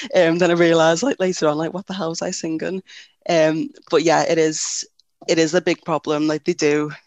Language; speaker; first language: English; native; English